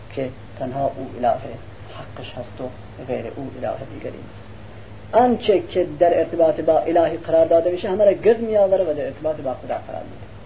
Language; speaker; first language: Persian; non-native, local second language; Central Kurdish